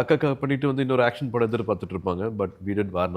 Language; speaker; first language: Tamil; native; Tamil